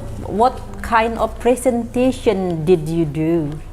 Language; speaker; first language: English; non-native, fluent; Indonesian